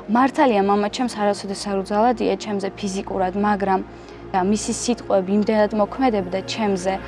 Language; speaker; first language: Georgian; non-native, local second language; Azerbaijani